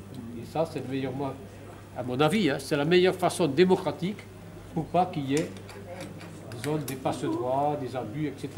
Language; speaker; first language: French; native; French